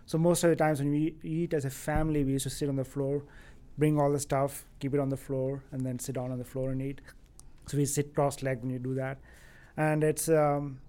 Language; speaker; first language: English; non-native, local second language; Tamil